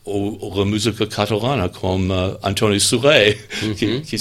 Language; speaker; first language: Catalan; non-native, learner; English